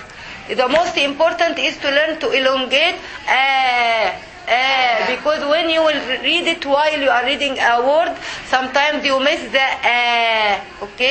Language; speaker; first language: English; non-native, fluent; Arabic